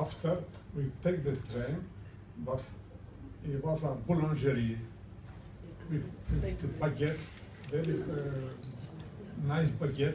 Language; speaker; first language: English; non-native, learner; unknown